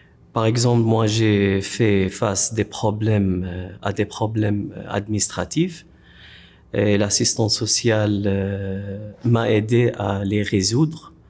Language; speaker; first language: French; non-native, fluent; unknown